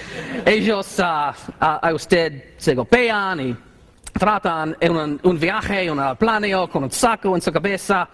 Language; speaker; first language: Spanish; non-native, learner; English